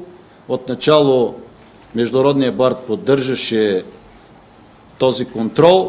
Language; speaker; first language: Bulgarian; native; Bulgarian